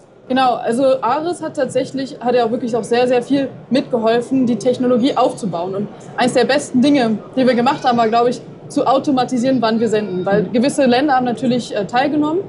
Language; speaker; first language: German; native; German